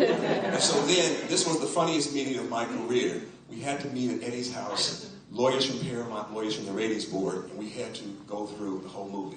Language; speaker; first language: English; native; English